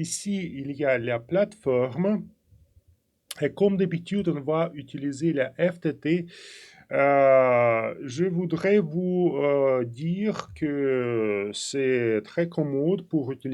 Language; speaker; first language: French; non-native, fluent; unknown